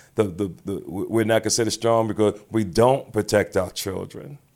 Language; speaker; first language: English; native; English